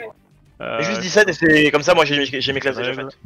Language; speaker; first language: French; native; French